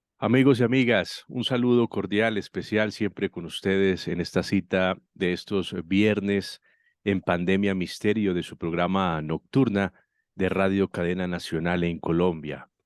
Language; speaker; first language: Spanish; native; Spanish